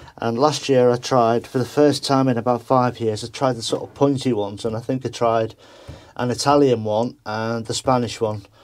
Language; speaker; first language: English; native; English